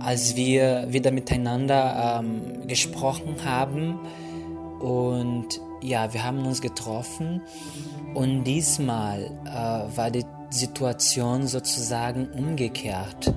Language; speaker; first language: German; non-native, fluent; Portuguese